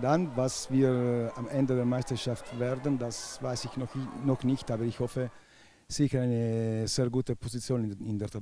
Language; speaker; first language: German; non-native, local second language; Italian